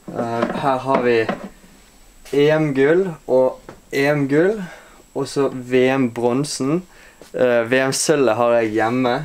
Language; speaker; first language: Norwegian; native; Norwegian